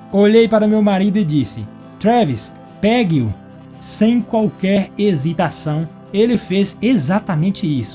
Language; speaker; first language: Portuguese; native; Portuguese